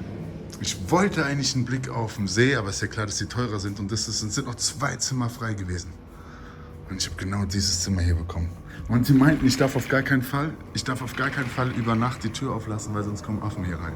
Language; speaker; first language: German; native; German